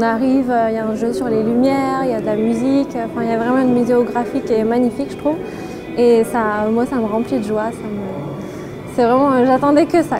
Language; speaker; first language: French; native; French